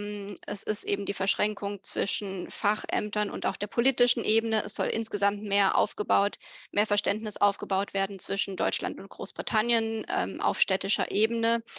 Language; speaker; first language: German; native; German